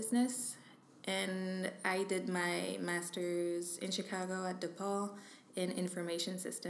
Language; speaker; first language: English; non-native, fluent; French